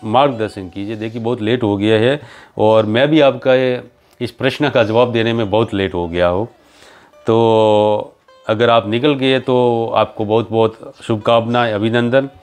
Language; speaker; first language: Hindi; native; Hindi